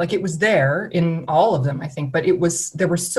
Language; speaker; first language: English; native; English